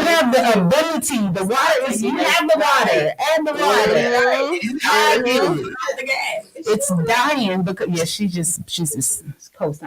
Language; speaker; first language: English; native; English